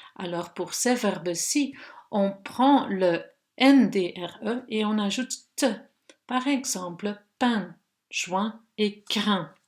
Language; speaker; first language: French; non-native, local second language; Dutch